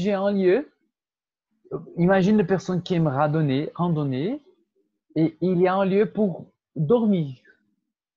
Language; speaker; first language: French; non-native, fluent; Portuguese